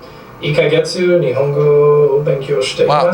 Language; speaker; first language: Japanese; non-native, learner; English